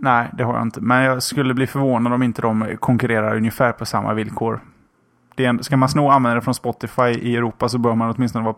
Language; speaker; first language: Swedish; native; Swedish